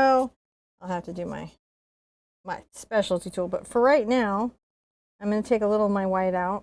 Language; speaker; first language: English; native; English